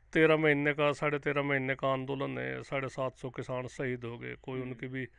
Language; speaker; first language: Hindi; native; Hindi